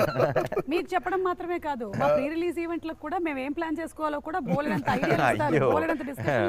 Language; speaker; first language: Telugu; native; Telugu